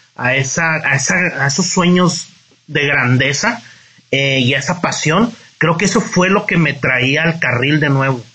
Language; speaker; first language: Spanish; native; Spanish